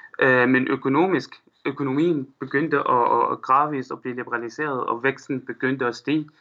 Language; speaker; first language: Danish; non-native, fluent; Arabic